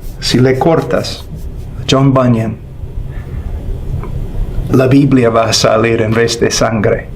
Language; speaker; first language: Spanish; non-native, fluent; English